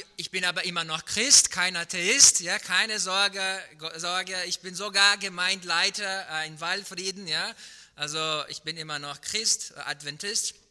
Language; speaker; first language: German; non-native, fluent; Portuguese